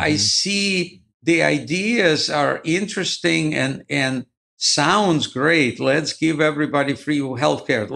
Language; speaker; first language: English; non-native, fluent; Ukrainian